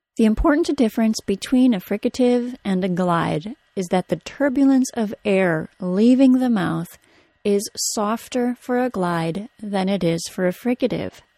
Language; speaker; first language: English; native; English